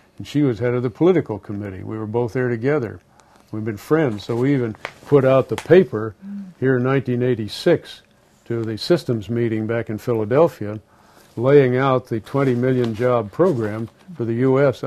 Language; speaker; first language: English; native; English